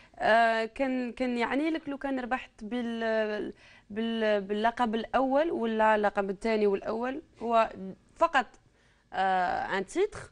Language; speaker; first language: Arabic; native; Arabic